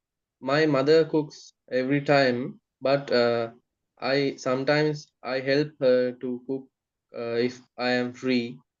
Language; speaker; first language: English; non-native, learner; Sinhala